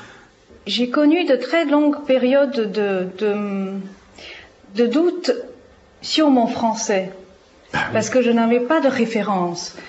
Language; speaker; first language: French; non-native, fluent; Chinese